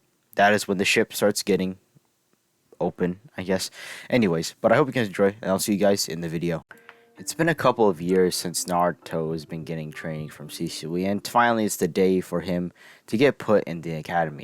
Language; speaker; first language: English; native; English